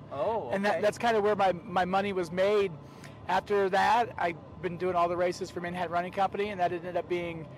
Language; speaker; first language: English; native; English